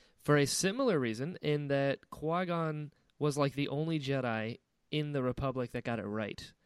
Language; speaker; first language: English; native; English